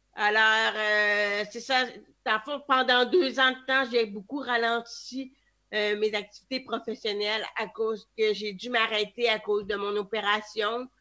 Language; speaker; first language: French; native; French